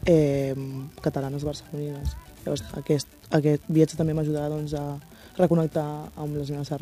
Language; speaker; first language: Catalan; early bilingual, other home language; Wolof